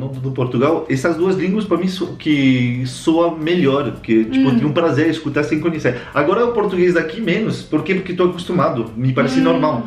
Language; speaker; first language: Portuguese; non-native, fluent; French